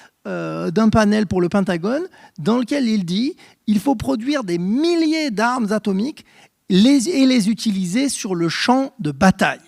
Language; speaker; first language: French; native; French